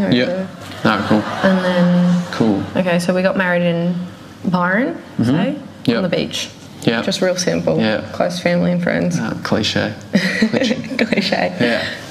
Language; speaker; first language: English; native; English